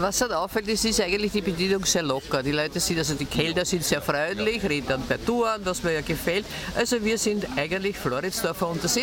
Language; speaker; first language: German; native; German